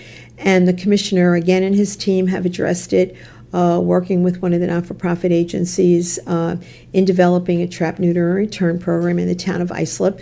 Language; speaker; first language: English; native; English